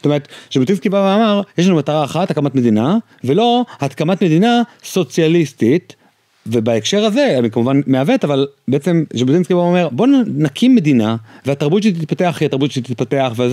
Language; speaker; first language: Hebrew; native; Hebrew